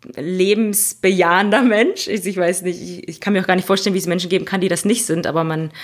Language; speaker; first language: German; native; German